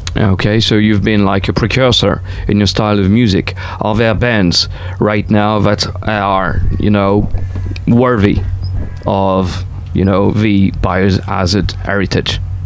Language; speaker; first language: English; non-native, fluent; French